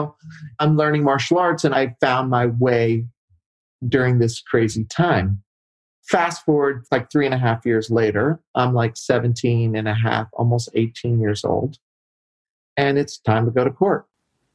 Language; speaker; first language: English; native; English